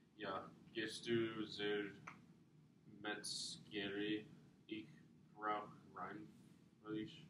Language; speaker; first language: German; non-native, learner; English